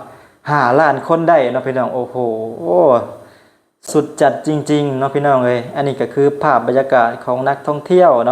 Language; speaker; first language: Thai; non-native, local second language; Northeastern Thai